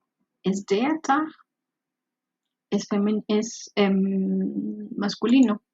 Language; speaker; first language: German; non-native, fluent; Spanish